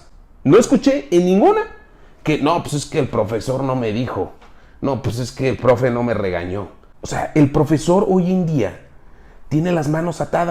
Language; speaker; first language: Spanish; native; Spanish